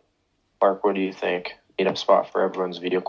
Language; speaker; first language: English; native; English